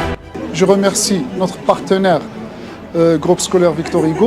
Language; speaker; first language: French; non-native, local second language; Arabic